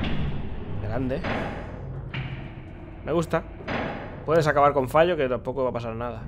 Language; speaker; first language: Spanish; native; Spanish